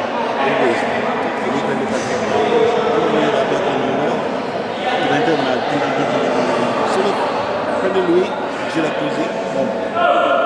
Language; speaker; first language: Italian; non-native, learner; English